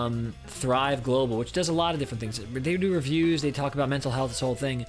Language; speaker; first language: English; native; English